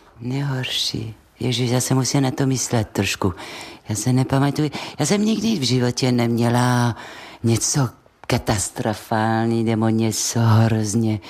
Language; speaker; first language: Czech; non-native, fluent; French